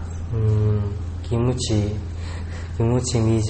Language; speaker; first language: Japanese; non-native, learner; Korean